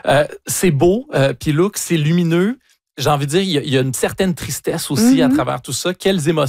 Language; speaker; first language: French; native; French